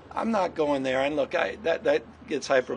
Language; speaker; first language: English; native; English